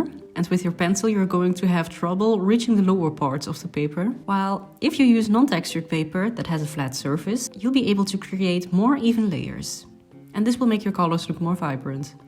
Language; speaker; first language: English; non-native, fluent; Dutch